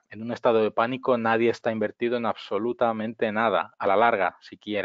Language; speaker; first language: Spanish; native; Spanish